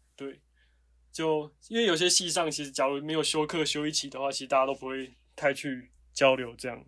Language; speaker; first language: Chinese; native; Chinese